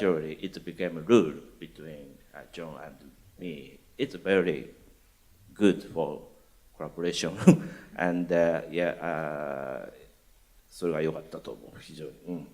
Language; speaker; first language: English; non-native, learner; Japanese